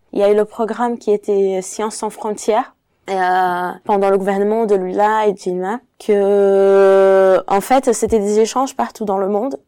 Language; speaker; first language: French; non-native, fluent; Portuguese